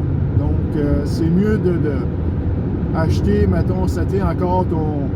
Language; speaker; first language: French; native; French